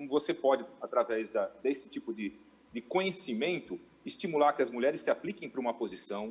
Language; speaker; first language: Portuguese; native; Portuguese